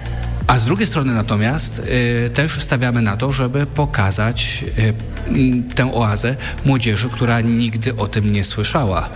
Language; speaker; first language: Polish; native; Polish